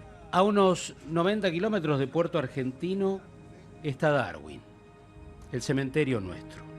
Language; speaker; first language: Spanish; native; Spanish